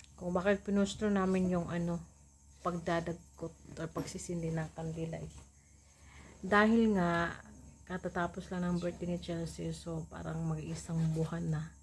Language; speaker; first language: Filipino; non-native, local second language; Cebuano